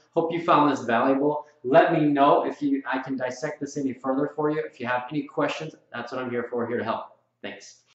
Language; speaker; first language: English; native; English